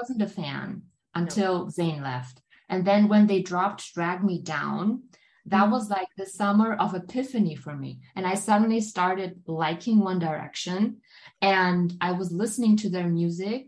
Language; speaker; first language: English; non-native, fluent; German